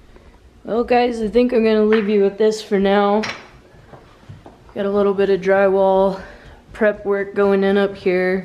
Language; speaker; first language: English; native; English